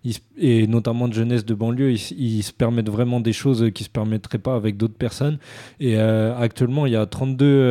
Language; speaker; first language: French; native; French